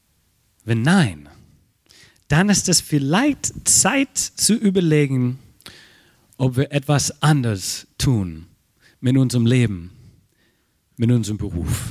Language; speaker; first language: German; non-native, fluent; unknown